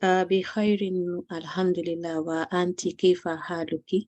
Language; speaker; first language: Arabic; non-native, learner; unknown